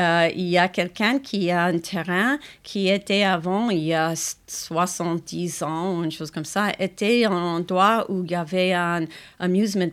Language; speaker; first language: French; non-native, fluent; English